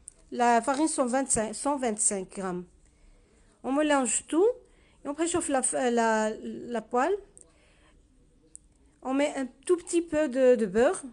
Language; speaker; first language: French; non-native, learner; Spanish